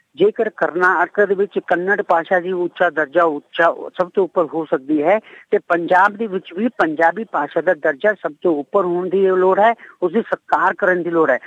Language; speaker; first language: Punjabi; non-native, fluent; Kannada